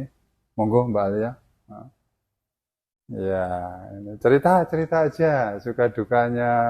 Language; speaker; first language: Indonesian; native; Indonesian